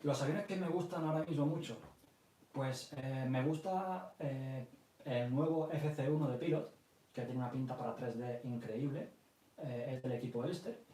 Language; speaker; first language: Spanish; early bilingual, other home language; English